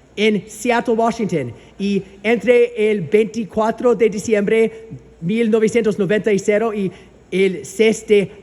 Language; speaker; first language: Spanish; non-native, learner; English